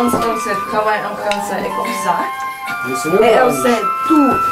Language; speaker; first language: French; non-native, learner; Czech